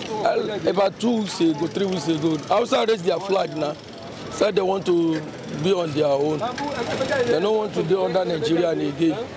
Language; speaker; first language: Nigerian Pidgin; non-native, local second language; Yoruba